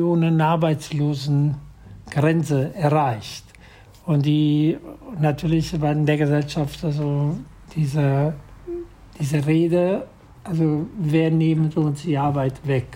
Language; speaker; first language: German; non-native, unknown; Italian